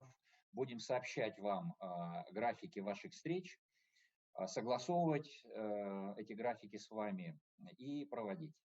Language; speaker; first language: Russian; native; Russian